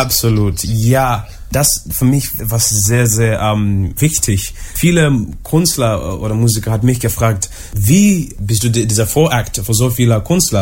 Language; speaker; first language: German; non-native, learner; English